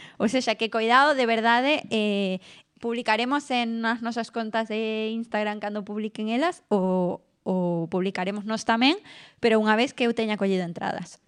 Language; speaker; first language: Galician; non-native, local second language; Spanish